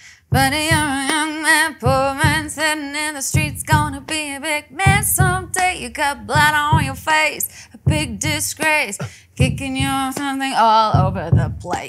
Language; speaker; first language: English; non-native, local second language; Afrikaans